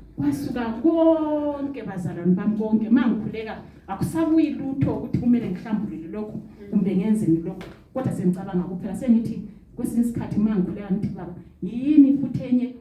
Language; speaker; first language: Zulu; non-native, local second language; Xhosa